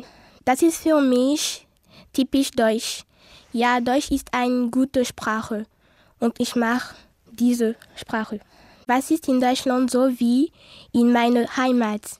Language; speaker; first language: German; non-native, learner; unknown